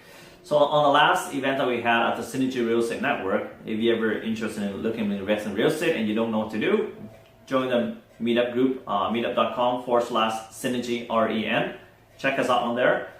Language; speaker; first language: English; non-native, fluent; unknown